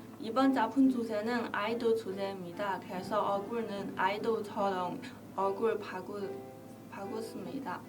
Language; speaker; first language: Korean; non-native, learner; Chinese